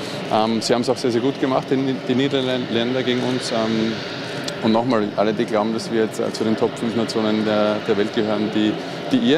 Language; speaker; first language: German; native; German